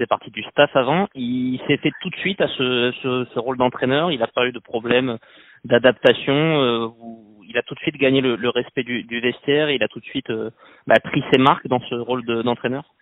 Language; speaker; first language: French; native; French